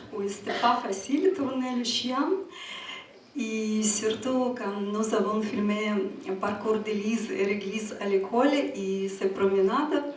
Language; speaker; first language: French; non-native, fluent; Ukrainian